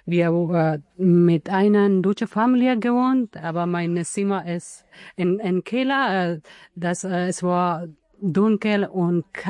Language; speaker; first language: German; non-native, learner; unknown